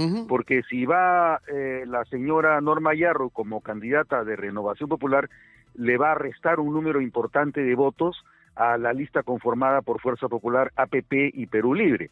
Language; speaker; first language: Spanish; native; Spanish